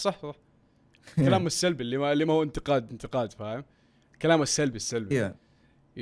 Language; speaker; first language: Arabic; native; Arabic